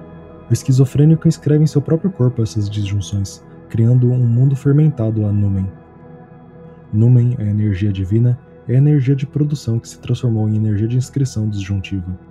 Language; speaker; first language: Portuguese; native; Portuguese